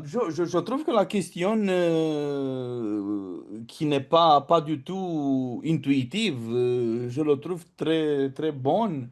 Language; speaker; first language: French; non-native, fluent; Romanian